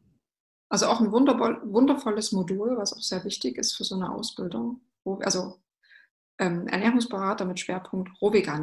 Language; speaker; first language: German; native; German